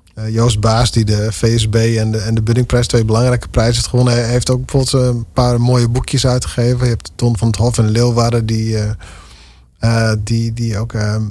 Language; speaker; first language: Dutch; non-native, local second language; Western Frisian